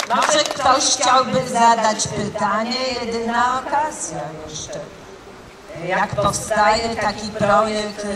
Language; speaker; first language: Polish; native; Polish